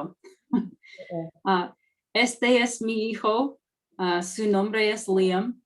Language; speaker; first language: Spanish; non-native, learner; English